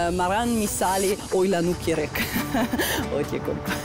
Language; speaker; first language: Kazakh; non-native, learner; Italian